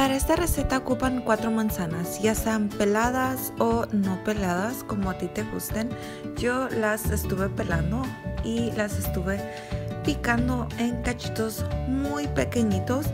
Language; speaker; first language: Spanish; native; Spanish